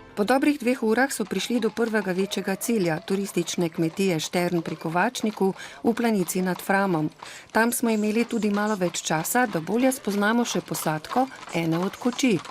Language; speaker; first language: Slovenian; native; Slovenian